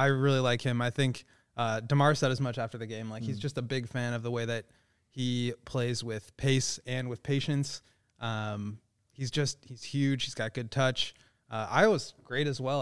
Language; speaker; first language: English; native; English